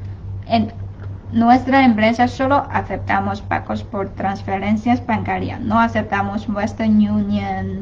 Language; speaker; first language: Spanish; non-native, fluent; Chinese